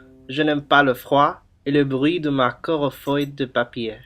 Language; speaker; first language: French; non-native, learner; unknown